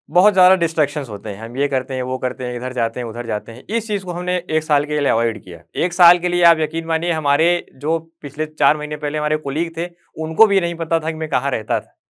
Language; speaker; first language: Hindi; native; Hindi